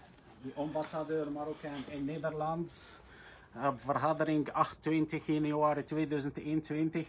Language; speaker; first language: Dutch; non-native, learner; Arabic